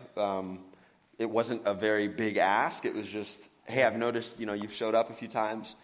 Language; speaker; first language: English; native; English